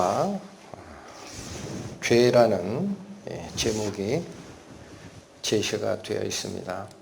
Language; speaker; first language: Korean; native; Korean